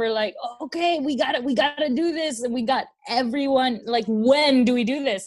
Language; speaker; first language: English; non-native, local second language; Filipino